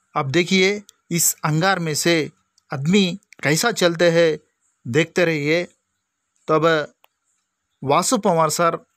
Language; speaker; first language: Hindi; non-native, local second language; Lambadi